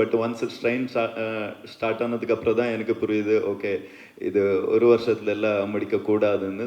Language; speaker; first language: Tamil; non-native, learner; Kannada